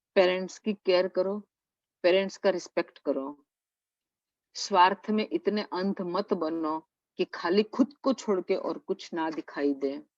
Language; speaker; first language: Hindi; non-native, local second language; Gujarati